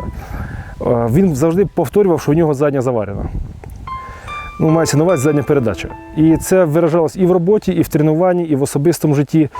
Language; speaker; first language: Ukrainian; native; Ukrainian